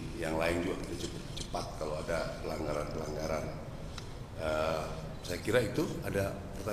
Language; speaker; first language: Indonesian; native; Indonesian